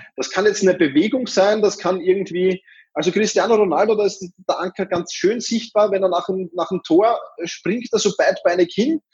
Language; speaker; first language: German; native; German